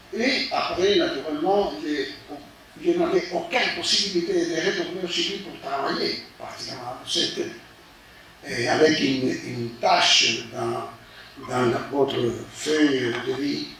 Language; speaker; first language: French; non-native, fluent; Spanish